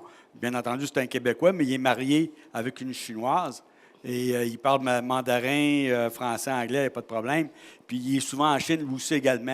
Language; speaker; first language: French; native; French